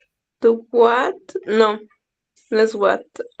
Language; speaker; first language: English; non-native, learner; Spanish